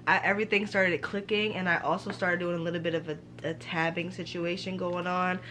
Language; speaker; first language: English; native; English